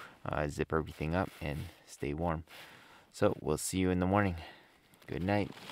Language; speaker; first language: English; native; English